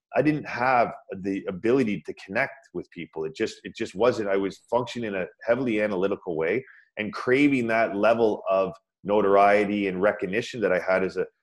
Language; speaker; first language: English; native; English